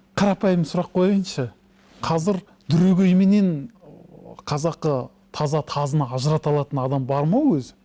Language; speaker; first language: Kazakh; early bilingual, heritage; Kazakh